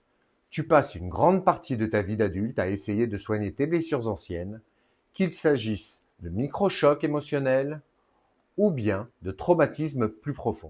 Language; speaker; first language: French; native; French